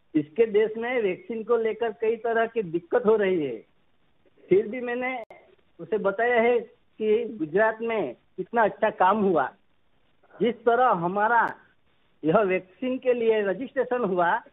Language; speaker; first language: Hindi; non-native, local second language; Gujarati